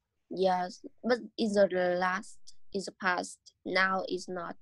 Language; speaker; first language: English; non-native, learner; Vietnamese